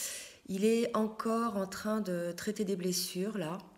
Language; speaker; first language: French; native; French